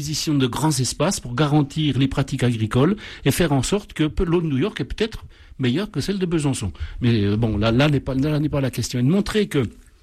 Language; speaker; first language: French; native; French